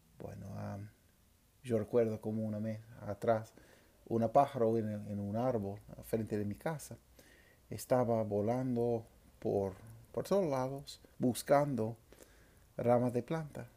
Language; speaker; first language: Spanish; non-native, fluent; English